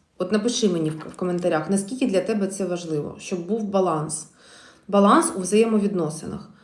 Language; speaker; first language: Ukrainian; non-native, local second language; Russian